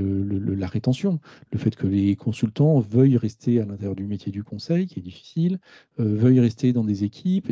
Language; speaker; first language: French; native; French